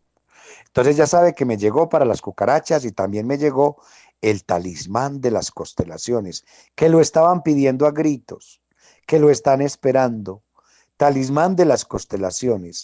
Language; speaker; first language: Spanish; native; Spanish